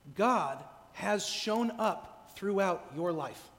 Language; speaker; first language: English; native; English